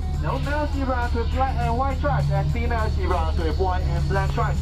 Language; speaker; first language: English; non-native, local second language; Chinese